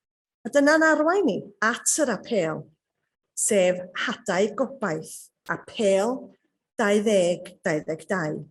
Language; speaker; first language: Welsh; native; Welsh